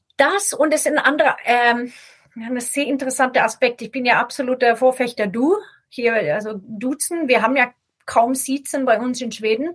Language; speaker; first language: German; non-native, fluent; Swedish